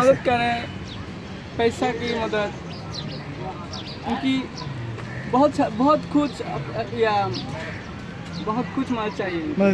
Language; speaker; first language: Hindi; non-native, learner; Rohingya